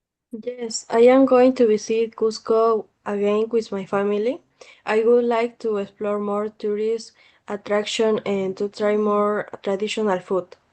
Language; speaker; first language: English; non-native, learner; Spanish